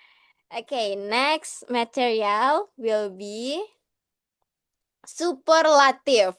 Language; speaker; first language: English; non-native, learner; Indonesian